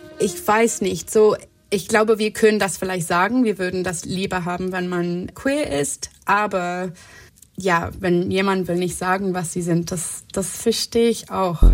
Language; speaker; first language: German; non-native, fluent; English